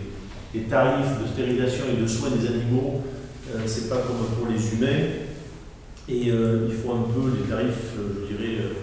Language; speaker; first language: French; native; French